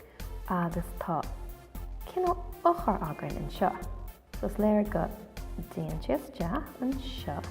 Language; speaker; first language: Irish; non-native, local second language; English